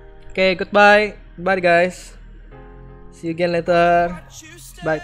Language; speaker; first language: English; non-native, learner; Indonesian